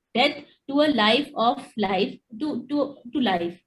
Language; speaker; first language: English; non-native, local second language; Hindi